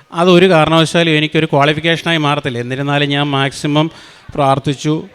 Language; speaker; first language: Malayalam; native; Malayalam